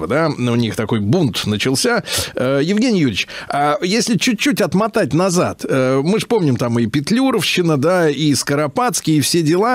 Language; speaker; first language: Russian; native; Russian